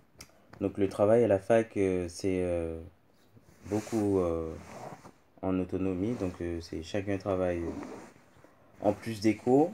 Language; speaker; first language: French; native; French